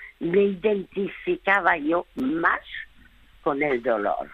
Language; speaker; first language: Spanish; early bilingual, other home language; French